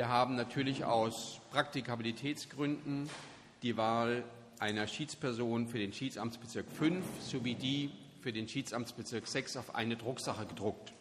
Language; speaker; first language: German; native; German